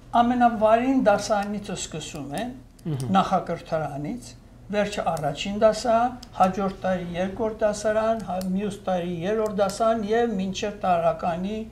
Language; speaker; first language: Armenian; native; Armenian